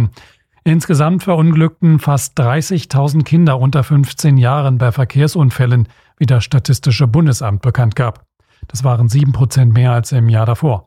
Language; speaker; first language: German; native; German